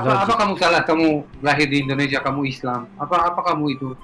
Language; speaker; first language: Indonesian; non-native, fluent; Hebrew